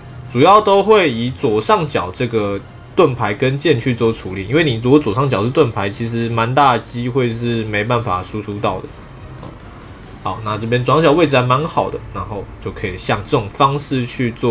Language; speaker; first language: Chinese; native; Chinese